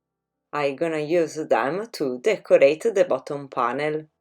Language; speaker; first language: English; non-native, fluent; Italian